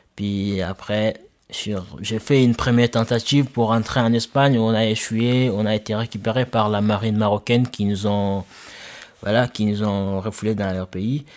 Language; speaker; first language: French; non-native, local second language; Soninke